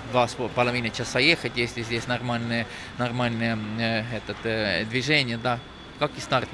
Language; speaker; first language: Russian; non-native, local second language; Estonian